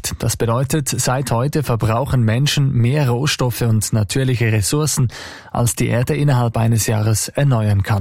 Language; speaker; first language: German; native; German